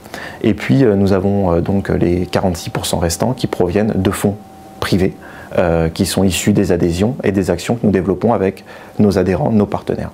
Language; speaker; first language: French; native; French